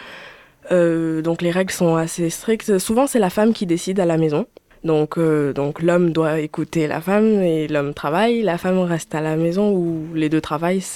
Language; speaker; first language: French; early bilingual, other home language; Chinese